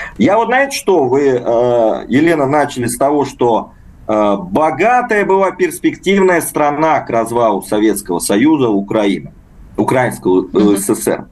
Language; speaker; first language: Russian; native; Russian